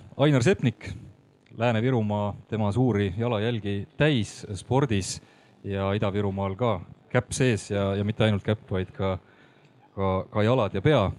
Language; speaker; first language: Estonian; native; Estonian